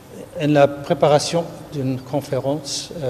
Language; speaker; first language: French; non-native, fluent; German